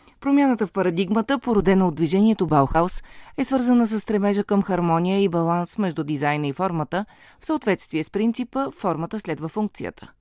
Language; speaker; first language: Bulgarian; native; Bulgarian